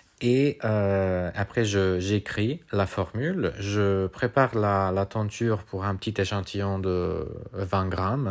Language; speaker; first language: French; non-native, fluent; Italian